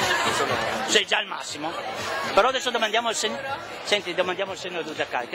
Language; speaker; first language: Italian; native; Italian